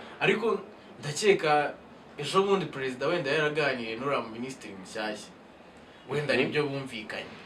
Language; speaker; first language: Kinyarwanda; non-native, fluent; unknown